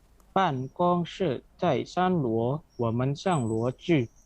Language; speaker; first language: Chinese; non-native, learner; Indonesian